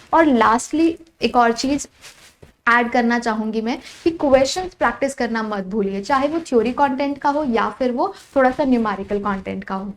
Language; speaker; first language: Hindi; native; Hindi